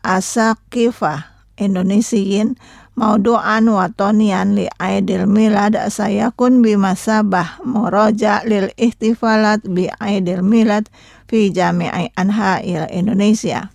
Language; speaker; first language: Arabic; non-native, fluent; Indonesian